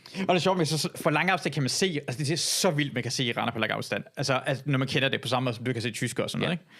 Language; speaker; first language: Danish; early bilingual, other home language; Persian